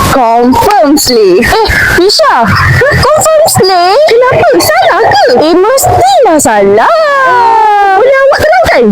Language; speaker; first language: Malay; native; Malay